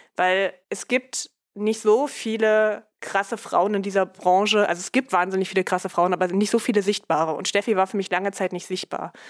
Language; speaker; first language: German; native; German